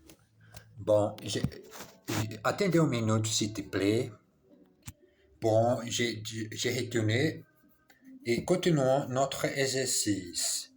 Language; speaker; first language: French; non-native, learner; English